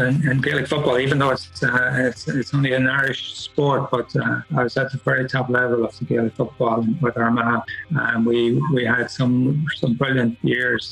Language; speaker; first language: English; native; English